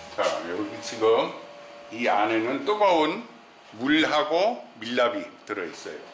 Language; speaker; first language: Korean; non-native, fluent; German